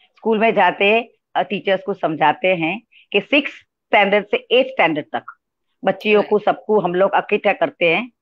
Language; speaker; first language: Hindi; non-native, local second language; Gujarati